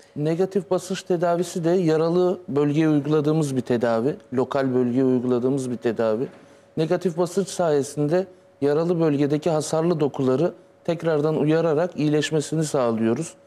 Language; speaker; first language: Turkish; native; Turkish